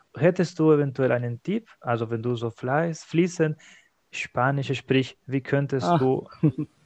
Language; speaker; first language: German; non-native, fluent; Spanish